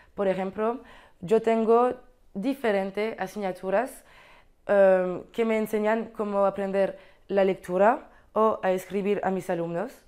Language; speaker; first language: Spanish; non-native, learner; French